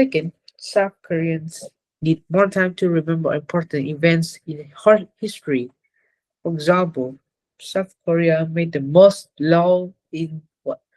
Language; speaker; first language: English; non-native, learner; Vietnamese